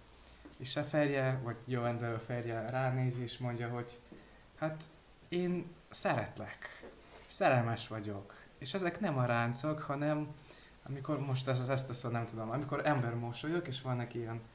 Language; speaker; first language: Hungarian; non-native, learner; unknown